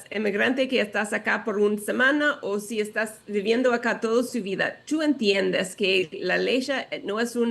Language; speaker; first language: Spanish; non-native, learner; English